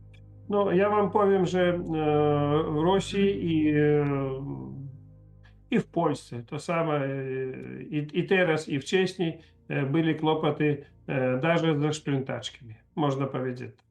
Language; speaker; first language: Polish; non-native, learner; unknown